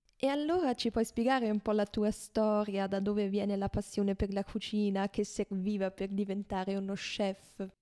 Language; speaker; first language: Italian; non-native, fluent; German